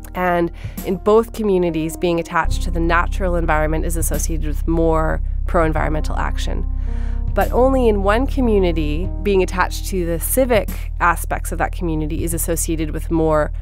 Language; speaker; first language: English; native; English